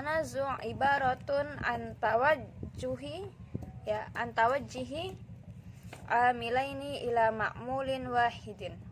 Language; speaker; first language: Arabic; non-native, learner; Indonesian